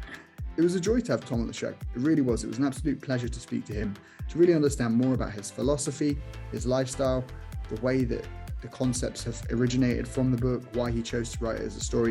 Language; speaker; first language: English; native; English